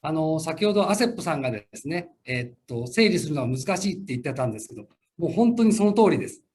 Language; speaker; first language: Japanese; native; Japanese